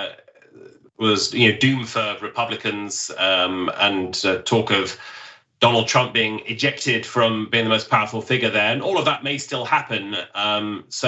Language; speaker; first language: English; native; English